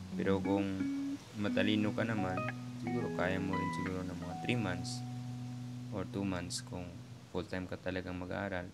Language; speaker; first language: Filipino; native; Filipino